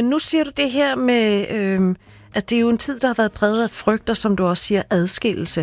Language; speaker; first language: Danish; native; Danish